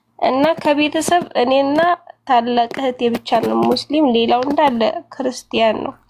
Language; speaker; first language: Amharic; native; Amharic